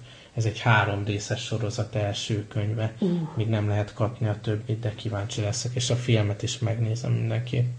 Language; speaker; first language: Hungarian; native; Hungarian